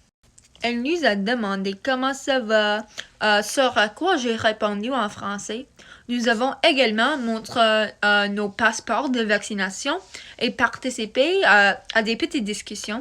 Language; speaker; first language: French; non-native, local second language; English